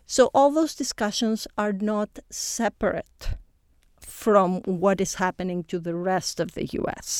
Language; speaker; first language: English; non-native, fluent; Greek